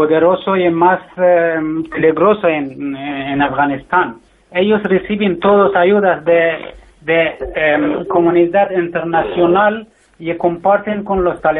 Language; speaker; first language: Spanish; non-native, learner; Persian